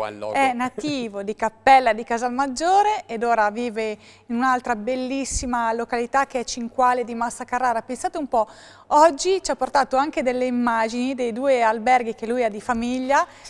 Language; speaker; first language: Italian; native; Italian